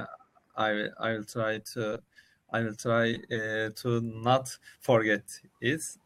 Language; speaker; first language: English; non-native, learner; Turkish